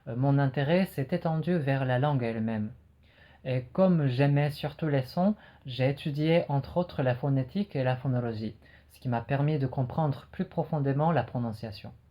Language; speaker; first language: French; non-native, fluent; Japanese